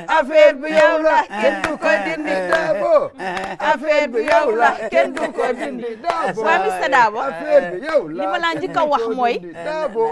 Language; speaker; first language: Wolof; native; Wolof